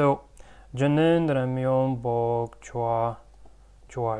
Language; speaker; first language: Korean; non-native, learner; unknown